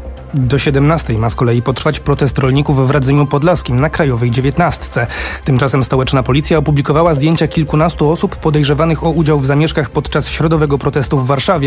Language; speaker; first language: Polish; native; Polish